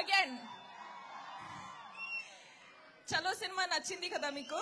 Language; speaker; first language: Telugu; non-native, learner; Kannada